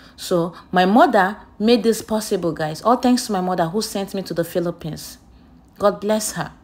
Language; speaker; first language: English; non-native, local second language; Igbo